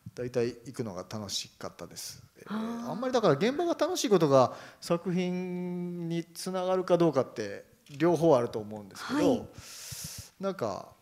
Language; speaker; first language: Japanese; native; Japanese